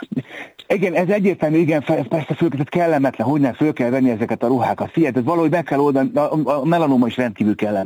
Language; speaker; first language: Hungarian; native; Hungarian